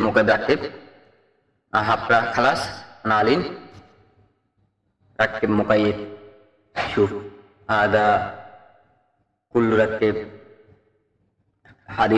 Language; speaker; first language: Arabic; non-native, learner; Bangla